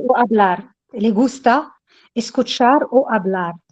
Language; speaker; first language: Spanish; non-native, learner; Arabic